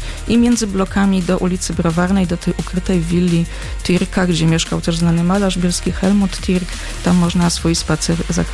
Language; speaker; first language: Polish; native; Polish